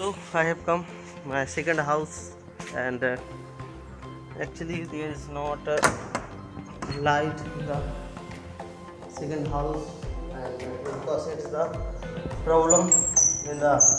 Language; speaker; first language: English; non-native, local second language; Hindi